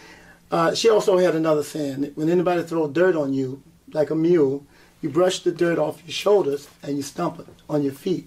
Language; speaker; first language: English; native; English